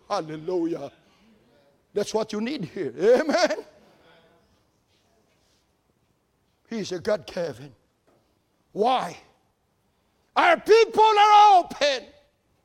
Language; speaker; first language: English; non-native, local second language; Cebuano